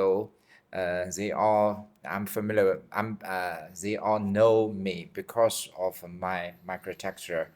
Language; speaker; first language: English; non-native, fluent; Chinese